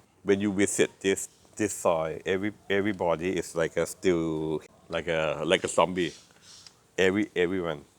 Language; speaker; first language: English; non-native, learner; Thai